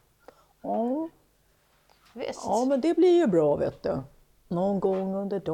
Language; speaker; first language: Swedish; native; Swedish